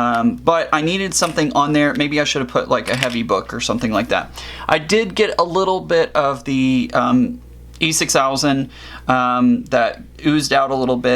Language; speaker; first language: English; native; English